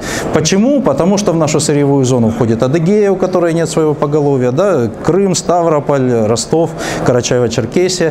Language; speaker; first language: Russian; native; Russian